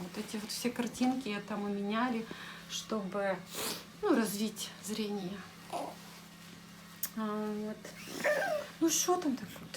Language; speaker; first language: Russian; non-native, local second language; Ukrainian